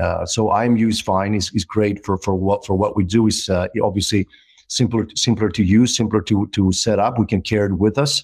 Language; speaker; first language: English; non-native, fluent; Greek